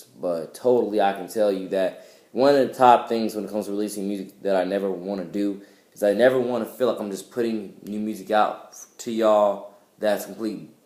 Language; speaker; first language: English; native; English